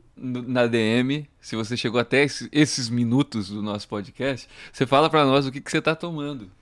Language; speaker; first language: Portuguese; early bilingual, heritage; English